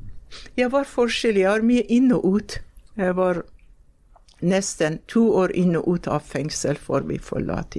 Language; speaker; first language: Norwegian; non-native, fluent; Persian